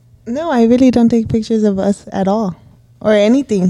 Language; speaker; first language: English; early bilingual, other home language; Spanish